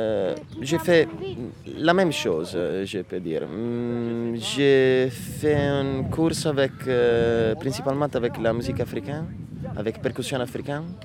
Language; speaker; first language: French; non-native, learner; Italian